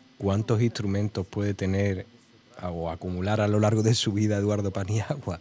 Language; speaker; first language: Spanish; native; Spanish